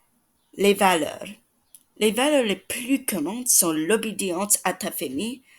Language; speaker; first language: French; non-native, learner; English